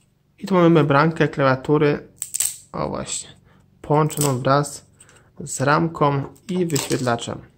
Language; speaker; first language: Polish; native; Polish